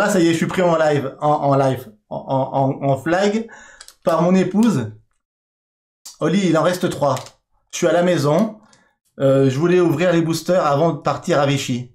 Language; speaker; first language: French; native; French